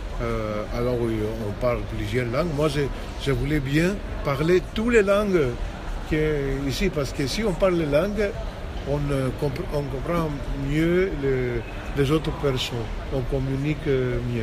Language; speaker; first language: French; non-native, fluent; Greek